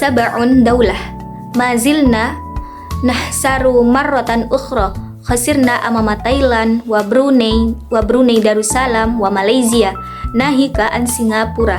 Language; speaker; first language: Arabic; non-native, learner; Indonesian